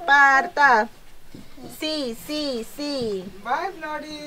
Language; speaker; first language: Spanish; native; Spanish